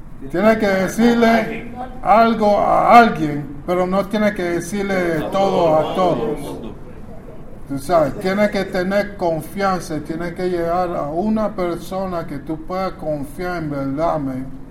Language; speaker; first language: Spanish; early bilingual, other home language; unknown